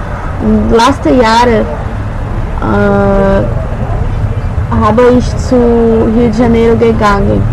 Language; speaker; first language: German; non-native, learner; Portuguese